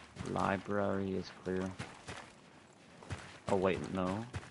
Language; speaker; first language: English; non-native, fluent; Danish